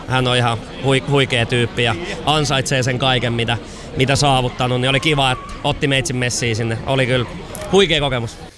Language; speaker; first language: Finnish; native; Finnish